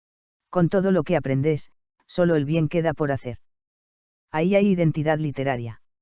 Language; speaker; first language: Spanish; native; Spanish